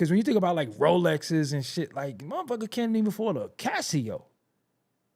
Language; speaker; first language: English; native; English